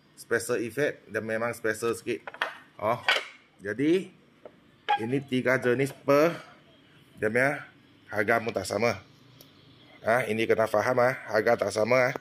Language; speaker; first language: Malay; non-native, local second language; Min Nan Chinese